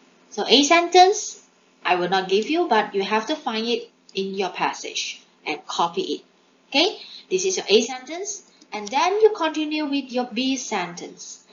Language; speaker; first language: English; non-native, local second language; Chinese